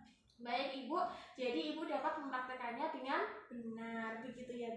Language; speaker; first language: Indonesian; native; Indonesian